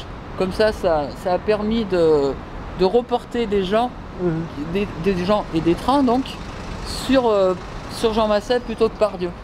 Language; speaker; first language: French; native; French